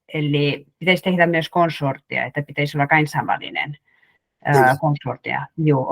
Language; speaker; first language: Finnish; non-native, fluent; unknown